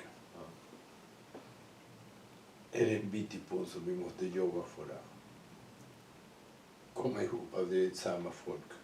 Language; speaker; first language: Swedish; non-native, fluent; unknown